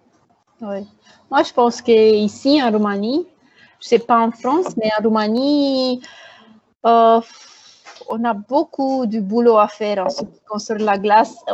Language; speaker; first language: French; non-native, fluent; Romanian